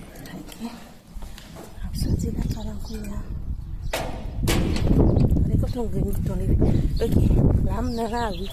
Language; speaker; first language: French; non-native, learner; Haitian Creole